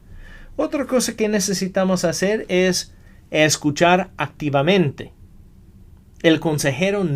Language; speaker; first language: Spanish; non-native, fluent; English